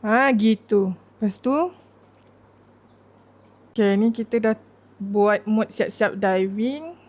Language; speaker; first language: Malay; native; Malay